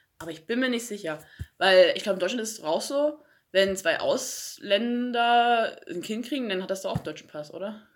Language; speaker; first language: German; native; German